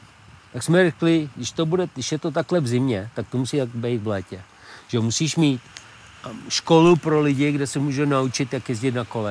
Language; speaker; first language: Czech; early bilingual, heritage; Czech